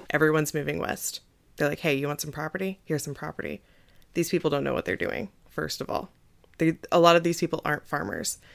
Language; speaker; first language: English; native; English